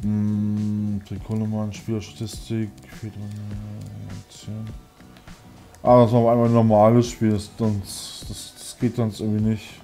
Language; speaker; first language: German; native; German